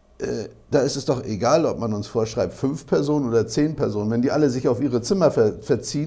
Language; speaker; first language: German; native; German